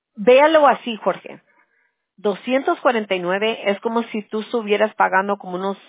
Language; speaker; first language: Spanish; early bilingual, other home language; English